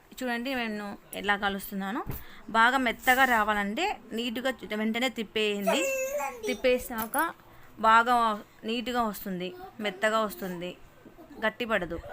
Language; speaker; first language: Telugu; native; Telugu